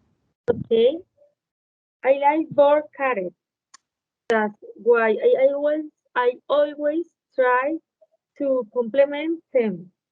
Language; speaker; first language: English; non-native, learner; Spanish